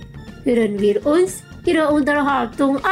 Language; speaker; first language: German; non-native, fluent; Indonesian